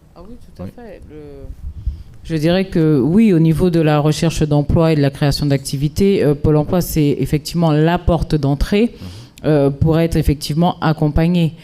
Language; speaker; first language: French; native; French